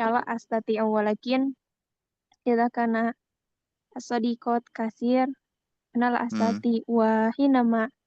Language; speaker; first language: Arabic; non-native, learner; Indonesian